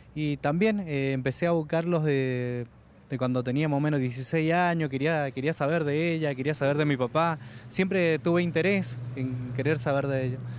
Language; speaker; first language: Spanish; native; Spanish